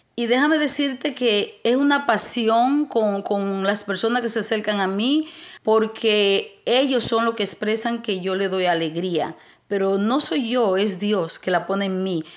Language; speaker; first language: Spanish; native; Spanish